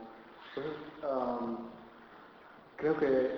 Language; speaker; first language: Spanish; non-native, fluent; French